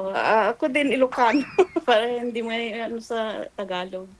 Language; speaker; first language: Filipino; non-native, local second language; Iloko